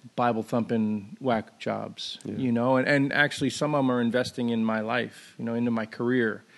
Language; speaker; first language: English; native; English